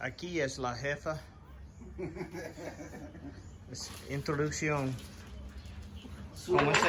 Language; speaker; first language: Spanish; non-native, learner; English